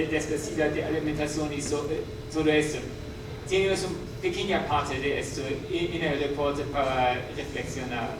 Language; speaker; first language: Spanish; non-native, learner; German